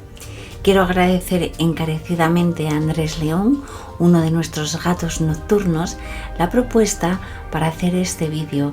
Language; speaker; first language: Spanish; native; Spanish